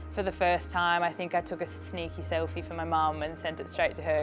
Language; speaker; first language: English; native; English